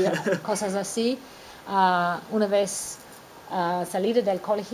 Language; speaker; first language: Spanish; non-native, fluent; English